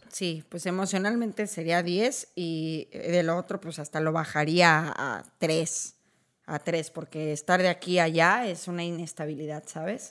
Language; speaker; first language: Spanish; native; Spanish